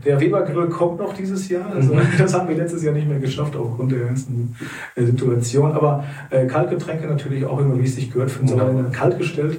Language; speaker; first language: German; native; German